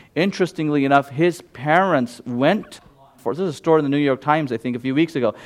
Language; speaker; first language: English; early bilingual, other home language; Gujarati